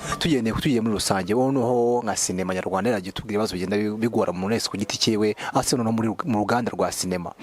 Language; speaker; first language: Kinyarwanda; native; Kinyarwanda